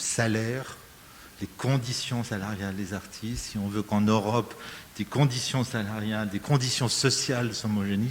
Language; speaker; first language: French; native; French